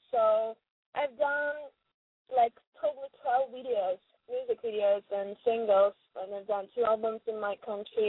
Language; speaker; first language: English; non-native, learner; Ukrainian